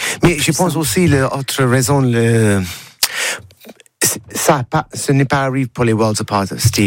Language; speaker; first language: French; non-native, learner; English